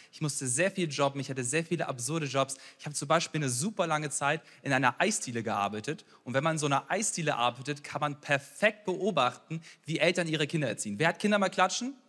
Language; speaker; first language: German; early bilingual, other home language; Ukrainian